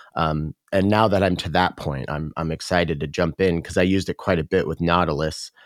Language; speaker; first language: English; native; English